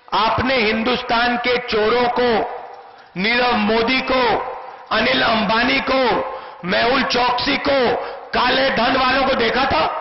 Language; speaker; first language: Hindi; native; Hindi